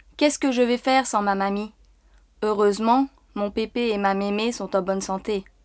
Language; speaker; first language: French; native; French